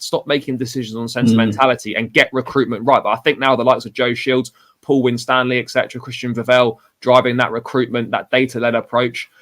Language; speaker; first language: English; native; English